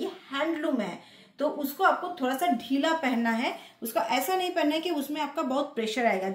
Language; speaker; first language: Hindi; non-native, local second language; Bangla